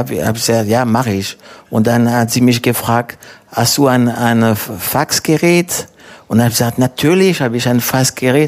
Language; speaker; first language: German; non-native, fluent; French